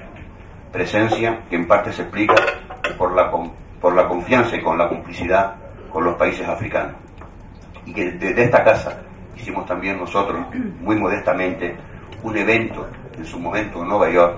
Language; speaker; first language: Spanish; native; Spanish